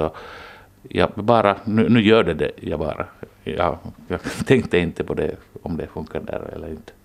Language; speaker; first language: Swedish; non-native, local second language; Finnish